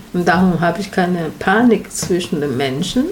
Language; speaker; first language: German; non-native, learner; Chinese